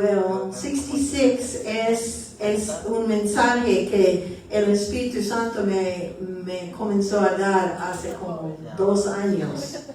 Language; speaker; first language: Spanish; early bilingual, heritage; Spanish